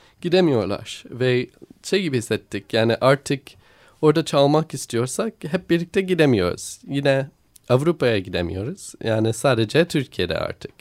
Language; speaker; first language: Turkish; non-native, learner; English